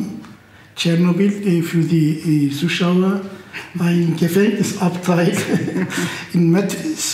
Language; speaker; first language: German; non-native, fluent; Turkish